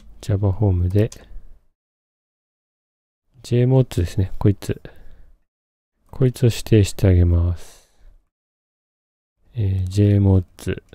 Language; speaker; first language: Japanese; native; Japanese